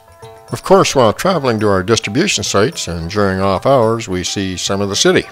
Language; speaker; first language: English; native; English